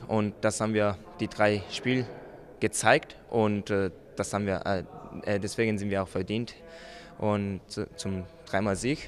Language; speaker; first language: German; non-native, fluent; Japanese